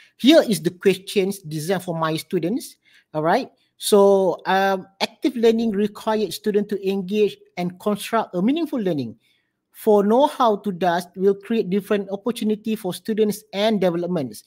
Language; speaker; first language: English; non-native, local second language; Malay